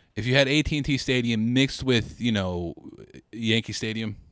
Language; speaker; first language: English; early bilingual, other home language; Spanish